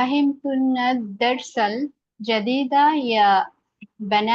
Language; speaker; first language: Arabic; non-native, learner; Bangla